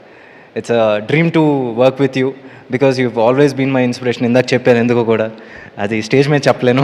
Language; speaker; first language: Telugu; native; Telugu